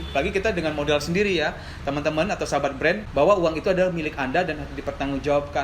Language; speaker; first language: Indonesian; native; Indonesian